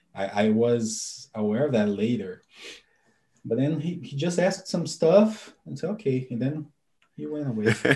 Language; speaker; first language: English; non-native, fluent; Portuguese